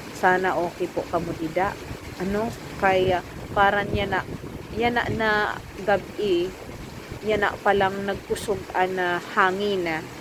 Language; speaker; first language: Filipino; non-native, local second language; Masbatenyo